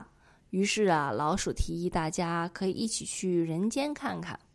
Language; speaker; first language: Chinese; native; Chinese